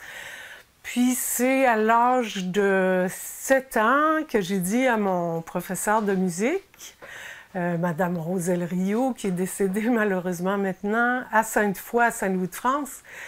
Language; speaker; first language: French; native; French